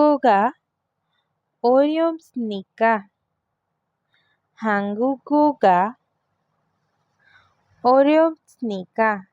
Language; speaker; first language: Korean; non-native, fluent; Hindi